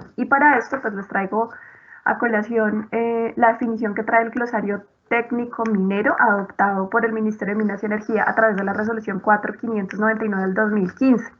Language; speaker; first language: Spanish; native; Spanish